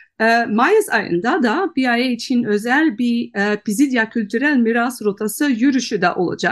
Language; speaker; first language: Turkish; non-native, fluent; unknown